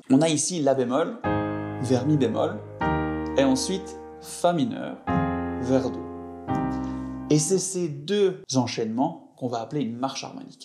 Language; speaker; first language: French; native; French